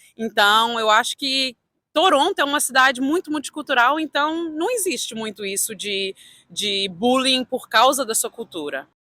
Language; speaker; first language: Portuguese; early bilingual, heritage; Portuguese